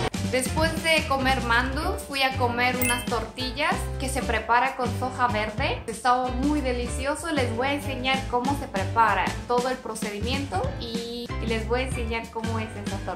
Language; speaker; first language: Spanish; non-native, fluent; Korean